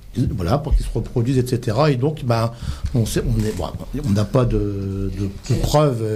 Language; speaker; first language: French; native; French